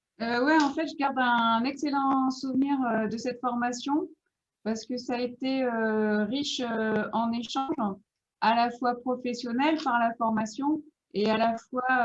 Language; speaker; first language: French; native; French